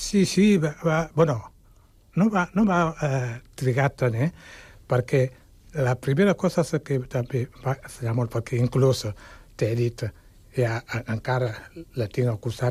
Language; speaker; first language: Catalan; non-native, fluent; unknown